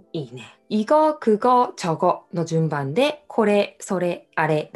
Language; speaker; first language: Japanese; non-native, fluent; Korean